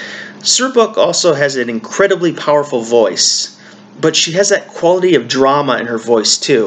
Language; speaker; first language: English; native; English